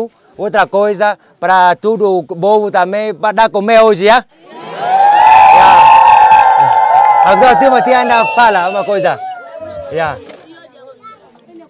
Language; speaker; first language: Portuguese; non-native, learner; Vietnamese